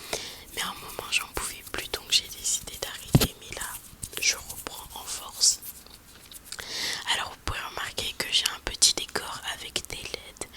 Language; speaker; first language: French; native; French